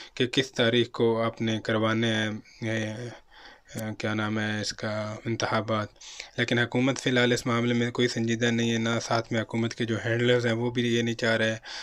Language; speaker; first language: Urdu; non-native, local second language; Punjabi